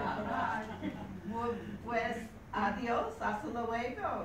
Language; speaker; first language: Spanish; non-native, learner; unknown